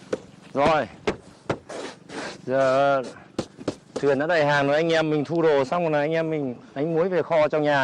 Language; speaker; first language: Vietnamese; native; Vietnamese